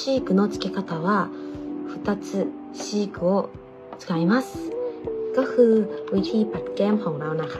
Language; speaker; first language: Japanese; non-native, learner; Thai